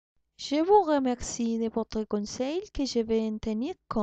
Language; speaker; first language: French; non-native, learner; Spanish